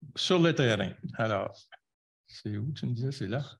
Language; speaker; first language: French; native; French